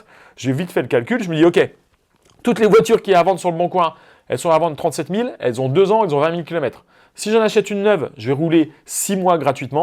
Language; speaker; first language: French; native; French